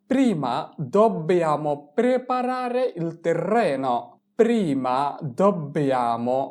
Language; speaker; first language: Italian; non-native, fluent; Bangla